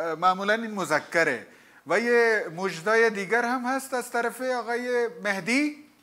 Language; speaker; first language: Persian; non-native, fluent; Hindi